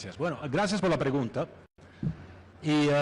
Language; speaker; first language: Spanish; non-native, fluent; Italian